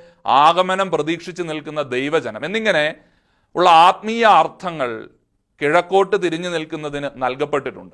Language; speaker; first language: Malayalam; native; Malayalam